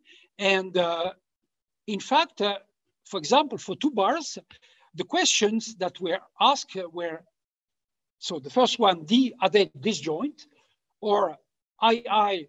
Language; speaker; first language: English; non-native, fluent; French